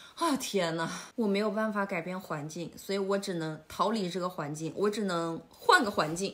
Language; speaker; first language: Chinese; native; Chinese